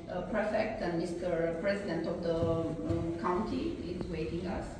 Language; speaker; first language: English; non-native, fluent; Romanian